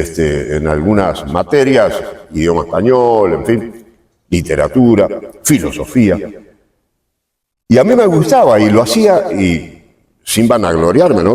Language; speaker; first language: Spanish; native; Spanish